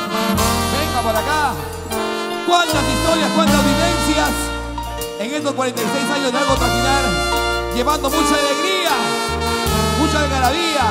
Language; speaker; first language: Spanish; native; Spanish